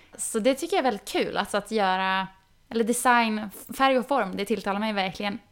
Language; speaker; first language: Swedish; native; Swedish